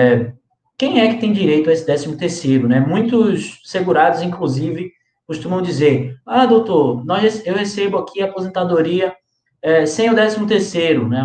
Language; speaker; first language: Portuguese; native; Portuguese